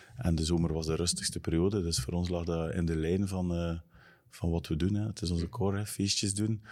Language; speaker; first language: Dutch; native; Dutch